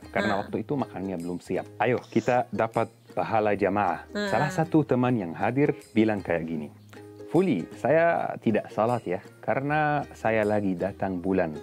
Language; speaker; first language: Indonesian; non-native, fluent; Arabic